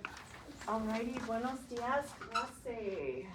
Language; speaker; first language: Spanish; non-native, fluent; English